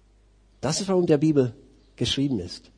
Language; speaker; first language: German; non-native, fluent; English